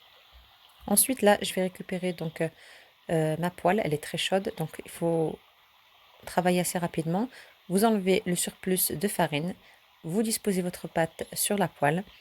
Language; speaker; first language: French; early bilingual, other home language; Turkish